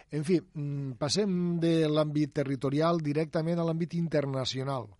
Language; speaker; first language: Catalan; native; Catalan